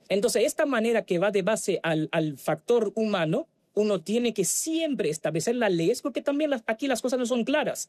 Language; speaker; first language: Spanish; non-native, fluent; Haitian Creole